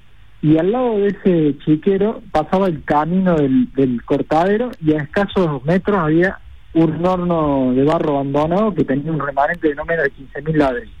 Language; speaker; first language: Spanish; native; Spanish